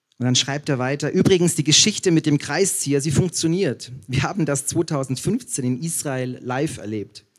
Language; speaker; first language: German; native; German